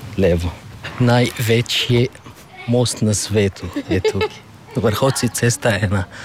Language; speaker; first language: Slovenian; non-native, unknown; Arabic